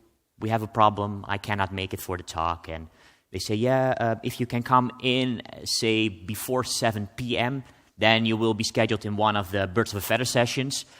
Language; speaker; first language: English; non-native, fluent; Dutch